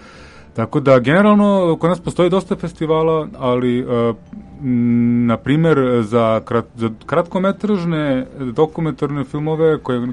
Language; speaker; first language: Serbian; native; Serbian